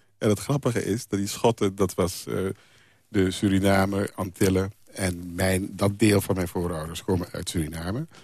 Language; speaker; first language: Dutch; non-native, local second language; Papiamento